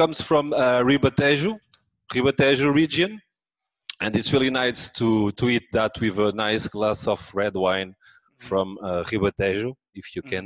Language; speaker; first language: English; non-native, fluent; French